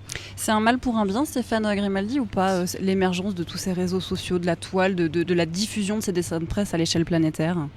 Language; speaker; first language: French; native; French